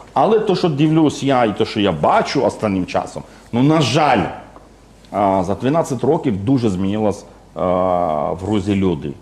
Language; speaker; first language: Ukrainian; non-native, fluent; Georgian